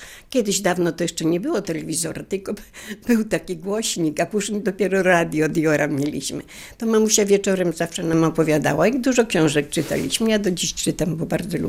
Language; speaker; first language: Polish; native; Polish